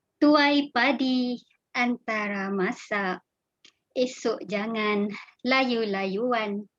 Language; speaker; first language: Malay; native; Malay